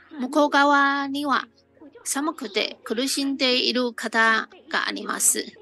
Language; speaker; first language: Japanese; non-native, learner; Chinese